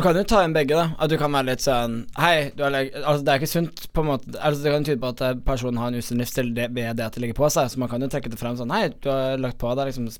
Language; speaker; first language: Norwegian; native; Norwegian